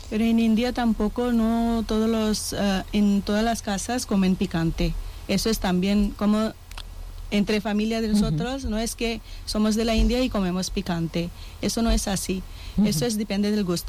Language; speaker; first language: Spanish; non-native, learner; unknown